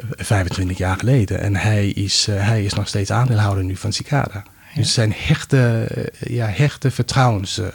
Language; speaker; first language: Dutch; non-native, fluent; Danish